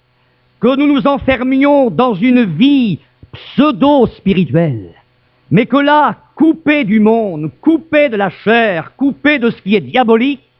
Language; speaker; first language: French; native; French